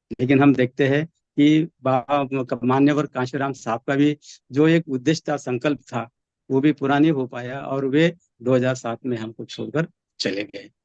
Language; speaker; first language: Hindi; non-native, local second language; Marathi